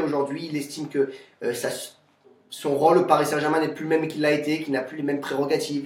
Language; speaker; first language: French; native; French